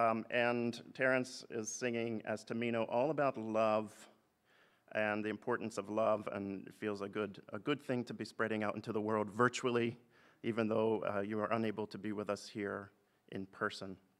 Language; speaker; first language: English; native; English